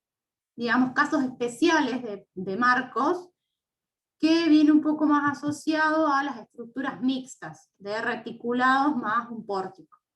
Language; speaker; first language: Spanish; native; Spanish